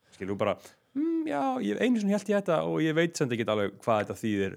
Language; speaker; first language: Icelandic; native; Icelandic